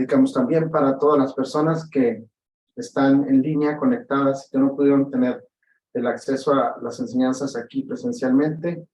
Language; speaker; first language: Spanish; native; Spanish